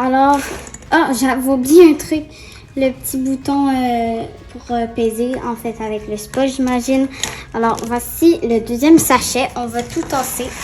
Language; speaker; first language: French; native; French